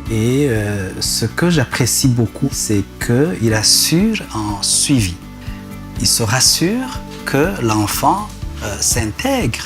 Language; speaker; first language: French; non-native, local second language; Rundi